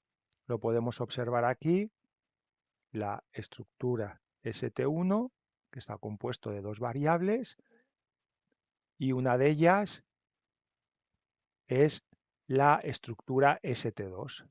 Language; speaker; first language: Spanish; native; Spanish